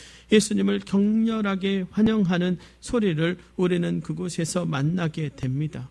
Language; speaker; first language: Korean; native; Korean